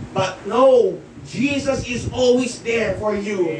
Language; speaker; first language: English; non-native, local second language; Filipino